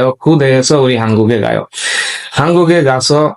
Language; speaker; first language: Korean; non-native, learner; Bangla